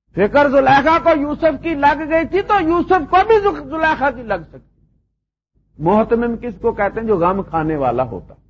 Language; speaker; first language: Urdu; non-native, local second language; Punjabi